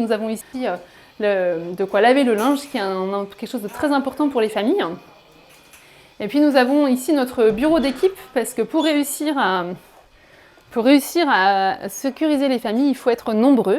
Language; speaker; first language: French; native; French